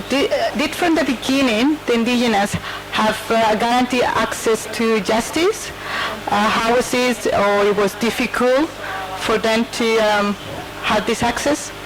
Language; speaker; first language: English; non-native, fluent; Spanish